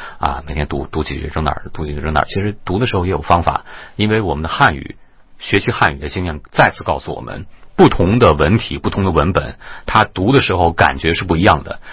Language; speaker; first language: Chinese; native; Chinese